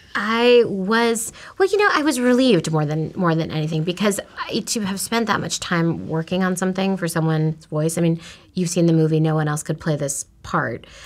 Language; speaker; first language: English; native; English